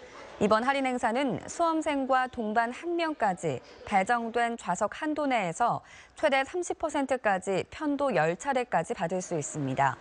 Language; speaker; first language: Korean; native; Korean